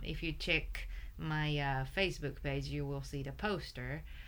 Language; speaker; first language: English; non-native, fluent; Japanese